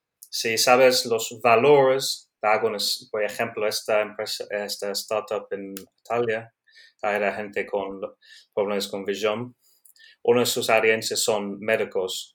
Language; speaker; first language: Spanish; non-native, learner; English